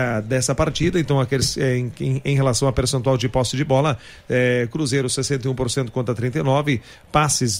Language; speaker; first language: Portuguese; native; Portuguese